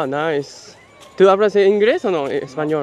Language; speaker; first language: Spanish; non-native, learner; Japanese